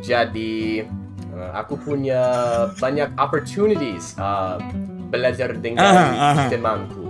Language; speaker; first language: Indonesian; non-native, learner; English